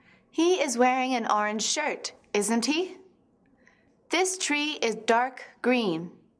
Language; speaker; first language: English; native; English